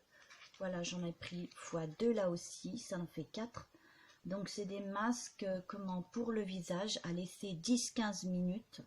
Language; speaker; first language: French; native; French